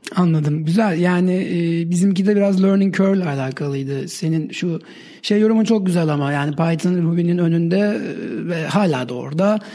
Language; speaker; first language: Turkish; native; Turkish